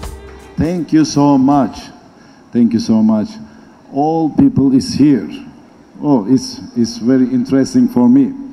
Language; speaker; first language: English; non-native, learner; Turkish